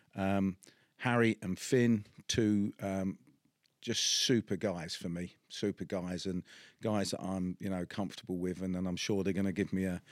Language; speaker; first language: English; native; English